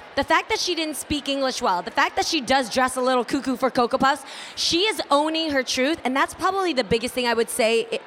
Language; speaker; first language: English; native; English